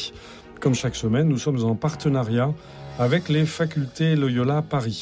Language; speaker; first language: French; native; French